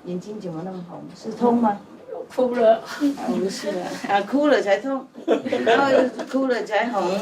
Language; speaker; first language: Chinese; non-native, fluent; Vietnamese